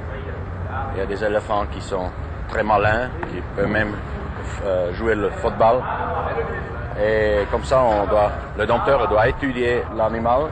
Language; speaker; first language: French; non-native, fluent; German